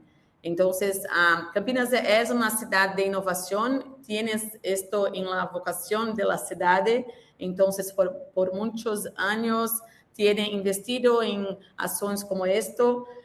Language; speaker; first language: Spanish; non-native, learner; Portuguese